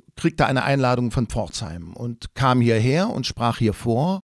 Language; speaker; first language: German; native; German